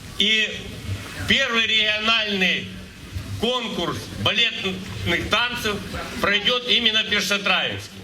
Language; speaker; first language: Russian; native; Russian